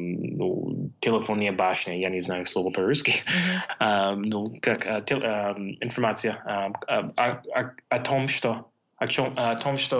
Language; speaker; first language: Russian; non-native, fluent; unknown